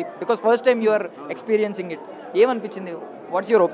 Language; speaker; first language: Telugu; native; Telugu